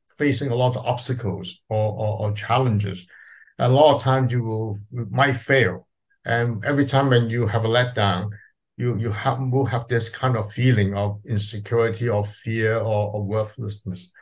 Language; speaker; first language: English; non-native, local second language; Cantonese